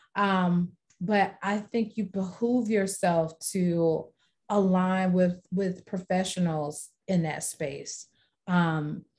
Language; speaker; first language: English; native; English